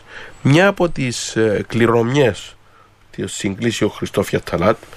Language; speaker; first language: Greek; native; Greek